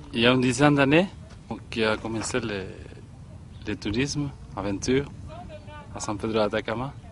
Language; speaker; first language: French; non-native, fluent; Spanish